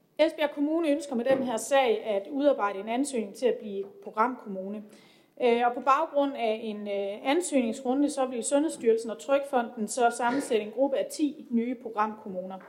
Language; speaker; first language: Danish; native; Danish